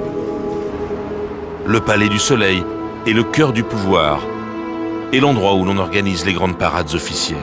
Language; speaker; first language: French; native; French